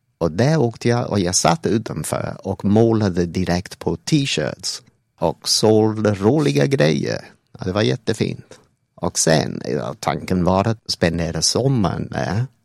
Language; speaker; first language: Swedish; non-native, fluent; English